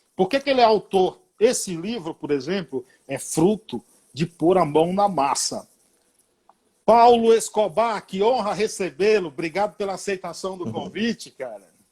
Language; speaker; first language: Portuguese; native; Portuguese